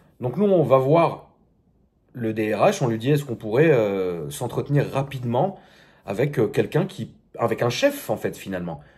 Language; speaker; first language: French; native; French